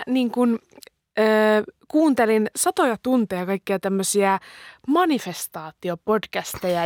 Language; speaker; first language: Finnish; native; Finnish